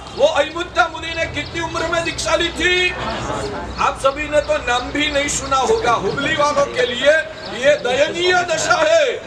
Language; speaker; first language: Hindi; non-native, local second language; Gujarati